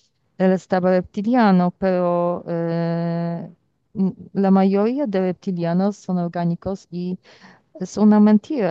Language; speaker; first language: Spanish; non-native, learner; Polish